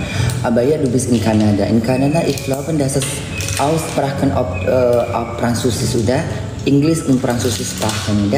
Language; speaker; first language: German; non-native, learner; Indonesian